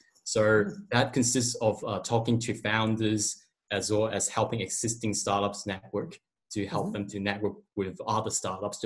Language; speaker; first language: English; non-native, local second language; Cantonese